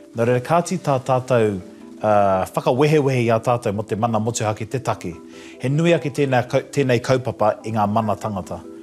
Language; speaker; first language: Māori; non-native, local second language; English